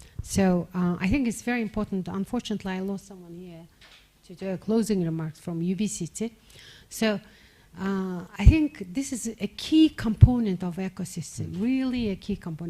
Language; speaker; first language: English; non-native, fluent; Mongolian